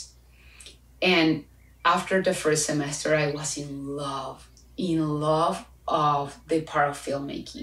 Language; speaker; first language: English; non-native, fluent; Spanish